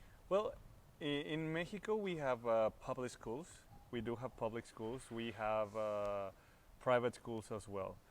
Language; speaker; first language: English; non-native, fluent; Spanish